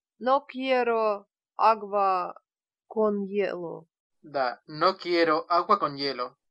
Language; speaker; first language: Spanish; non-native, fluent; Russian